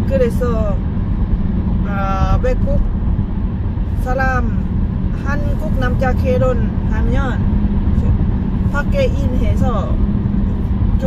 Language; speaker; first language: Korean; non-native, learner; Lao